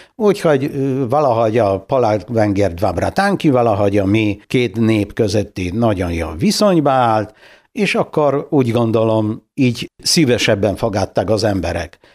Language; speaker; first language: Hungarian; non-native, fluent; Polish